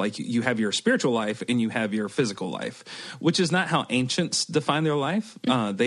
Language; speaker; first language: English; native; English